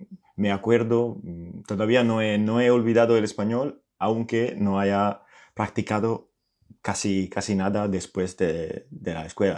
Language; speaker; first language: Spanish; non-native, fluent; Italian